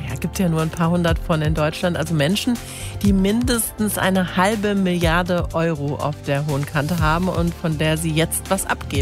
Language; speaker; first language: German; native; German